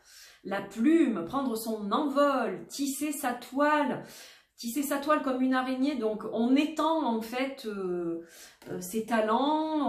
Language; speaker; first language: French; native; French